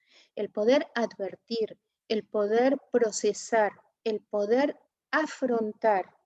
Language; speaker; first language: Spanish; native; Spanish